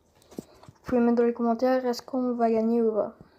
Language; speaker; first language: French; native; French